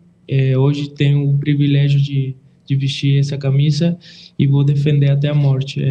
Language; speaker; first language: Portuguese; non-native, fluent; Spanish